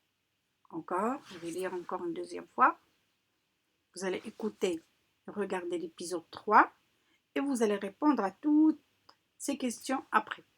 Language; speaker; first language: French; non-native, local second language; Arabic